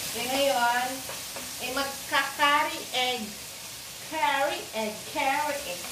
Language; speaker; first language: Filipino; native; Filipino